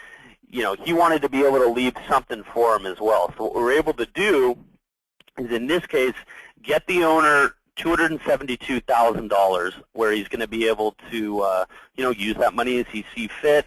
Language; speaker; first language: English; native; English